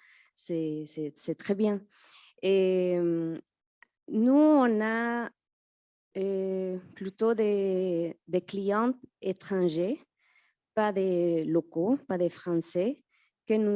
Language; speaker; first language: French; non-native, fluent; Spanish